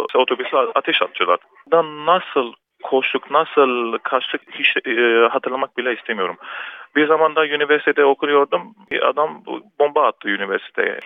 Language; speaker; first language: Turkish; early bilingual, heritage; Turkish